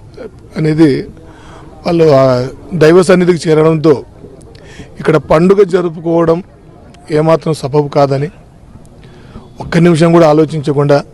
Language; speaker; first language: Telugu; native; Telugu